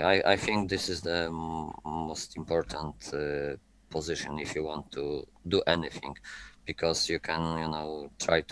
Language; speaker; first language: English; non-native, learner; Polish